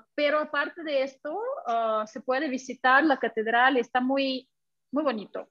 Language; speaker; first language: Spanish; non-native, fluent; Russian